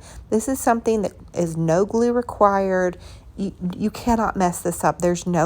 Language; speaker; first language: English; native; English